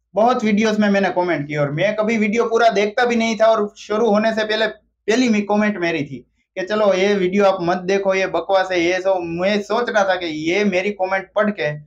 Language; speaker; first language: Hindi; non-native, local second language; Gujarati